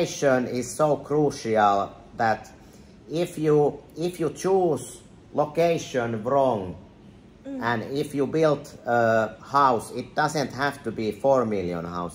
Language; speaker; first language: English; non-native, fluent; Finnish